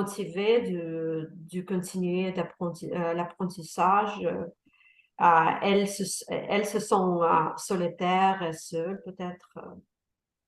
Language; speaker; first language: French; non-native, learner; Russian